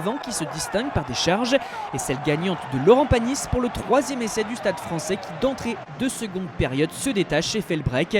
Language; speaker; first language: French; native; French